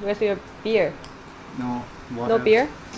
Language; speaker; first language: English; non-native, learner; Korean